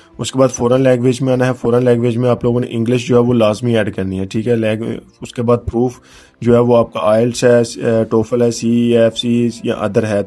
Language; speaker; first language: Urdu; native; Urdu